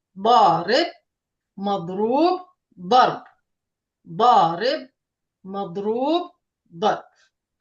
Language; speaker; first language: Arabic; non-native, fluent; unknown